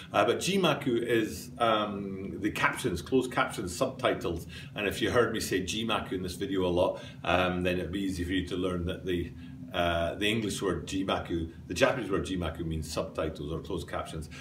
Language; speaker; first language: English; native; English